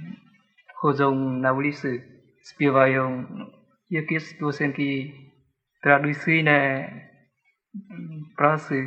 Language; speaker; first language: Polish; non-native, fluent; Vietnamese